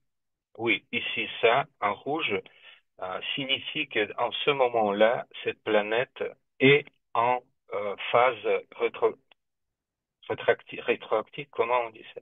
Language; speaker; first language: French; non-native, fluent; Russian